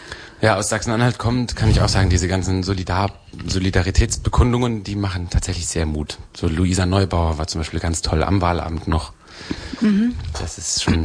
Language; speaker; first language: German; native; German